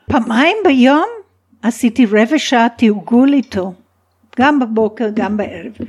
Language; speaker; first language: Hebrew; non-native, fluent; English